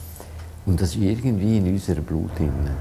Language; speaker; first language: German; non-native, fluent; Hungarian